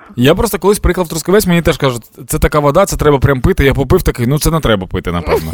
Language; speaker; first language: Ukrainian; non-native, local second language; Russian